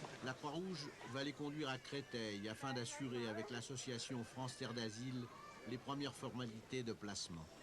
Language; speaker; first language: French; native; French